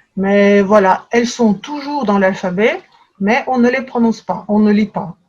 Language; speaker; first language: French; non-native, fluent; Russian